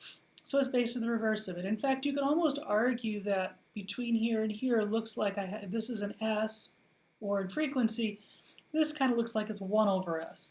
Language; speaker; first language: English; native; English